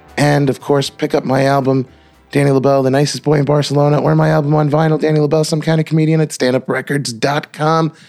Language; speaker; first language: English; native; English